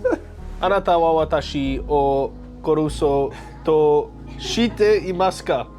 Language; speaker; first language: Japanese; non-native, learner; English